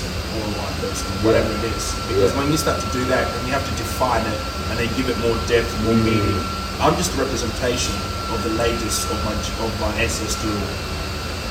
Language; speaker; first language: English; non-native, local second language; Nyanja